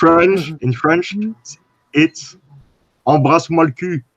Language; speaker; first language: English; non-native, learner; French